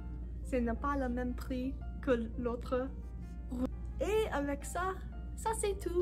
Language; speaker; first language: French; non-native, learner; English